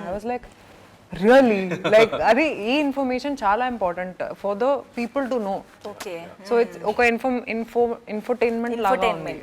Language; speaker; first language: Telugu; non-native, learner; Hindi